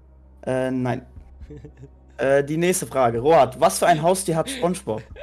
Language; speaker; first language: German; native; German